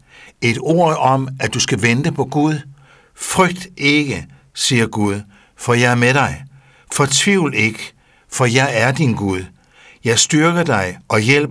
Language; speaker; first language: Danish; native; Danish